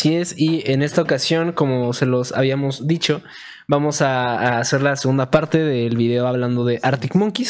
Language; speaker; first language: Spanish; native; Spanish